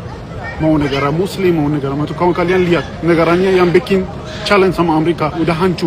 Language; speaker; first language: Indonesian; non-native, learner; Persian